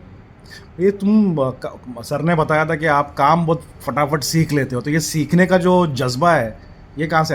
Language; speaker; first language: Hindi; native; Hindi